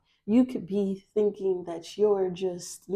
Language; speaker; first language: English; native; English